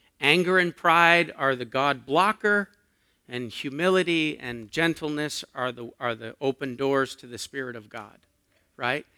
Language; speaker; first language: English; native; English